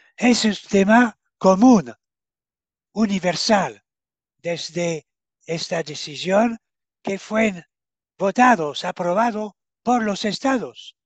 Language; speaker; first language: Spanish; non-native, fluent; French